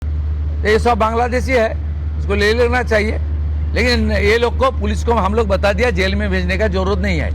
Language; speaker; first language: Hindi; non-native, local second language; Bangla